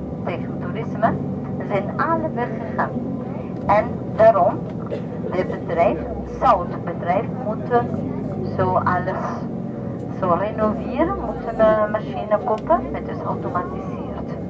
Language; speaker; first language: Dutch; non-native, learner; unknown